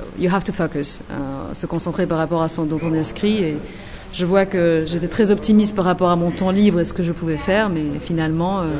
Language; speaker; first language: French; non-native, fluent; Dutch